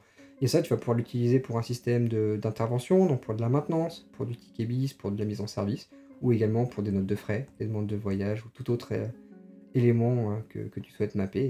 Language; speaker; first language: French; native; French